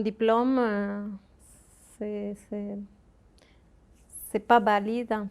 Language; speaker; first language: French; non-native, fluent; Spanish